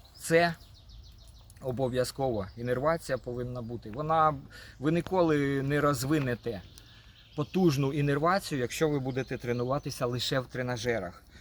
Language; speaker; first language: Ukrainian; non-native, local second language; Russian